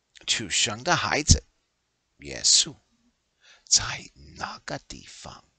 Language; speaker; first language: Chinese; non-native, learner; English